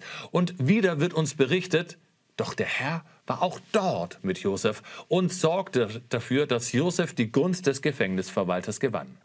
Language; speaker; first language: German; native; German